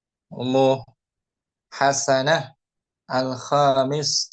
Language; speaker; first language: Arabic; non-native, fluent; Indonesian